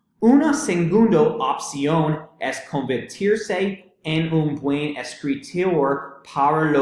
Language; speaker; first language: Spanish; non-native, learner; English